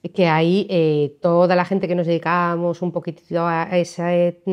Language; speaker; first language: Spanish; native; Spanish